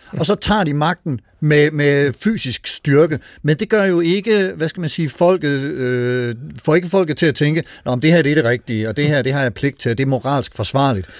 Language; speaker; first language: Danish; native; Danish